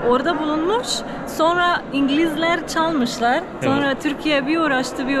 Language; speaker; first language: Turkish; non-native, fluent; Slovenian